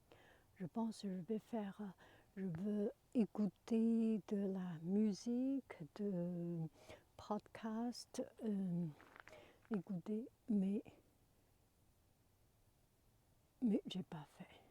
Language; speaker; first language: French; non-native, learner; Chinese